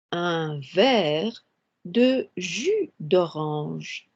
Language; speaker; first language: French; non-native, fluent; English